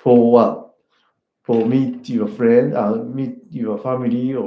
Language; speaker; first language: English; non-native, learner; Japanese